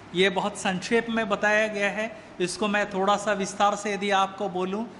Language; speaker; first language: Hindi; native; Hindi